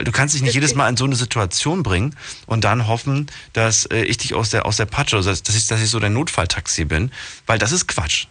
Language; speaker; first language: German; native; German